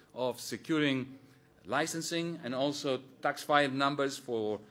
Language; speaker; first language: English; non-native, fluent; Greek